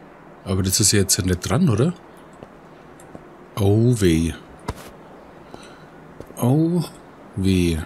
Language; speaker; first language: German; native; German